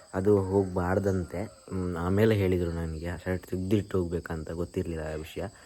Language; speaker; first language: Kannada; non-native, local second language; Tulu